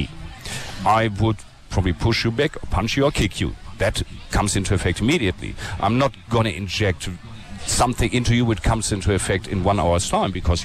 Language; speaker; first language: English; non-native, fluent; German